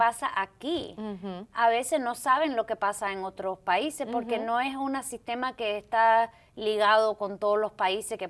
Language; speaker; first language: Spanish; early bilingual, heritage; Spanish